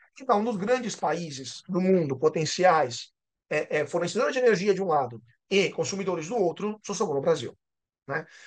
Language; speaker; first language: Portuguese; non-native, fluent; Italian